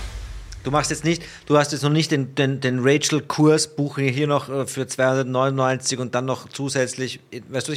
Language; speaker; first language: German; native; German